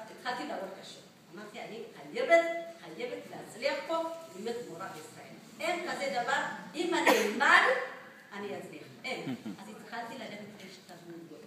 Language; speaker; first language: Hebrew; non-native, fluent; Amharic